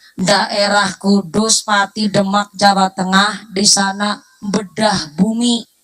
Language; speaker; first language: Indonesian; non-native, local second language; Javanese